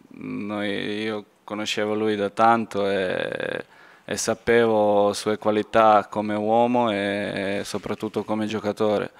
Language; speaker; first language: Italian; non-native, fluent; Serbian